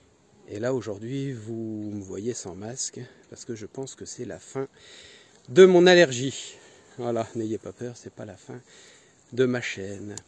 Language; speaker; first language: French; native; French